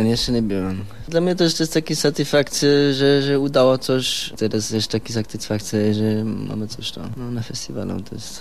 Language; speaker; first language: Polish; non-native, learner; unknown